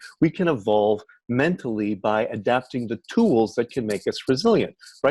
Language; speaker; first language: English; native; English